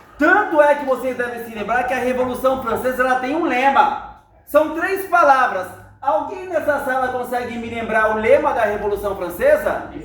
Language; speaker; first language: Portuguese; native; Portuguese